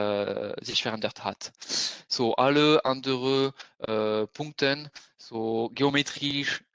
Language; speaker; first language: German; non-native, fluent; French